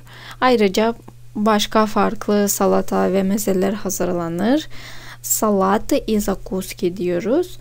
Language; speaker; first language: Turkish; non-native, fluent; Russian